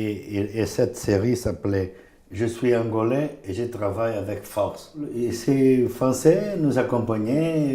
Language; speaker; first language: French; non-native, fluent; Portuguese